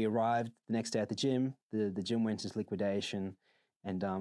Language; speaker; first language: English; native; English